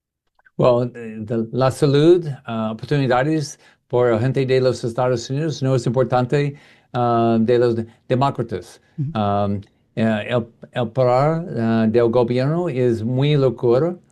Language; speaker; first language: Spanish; non-native, learner; English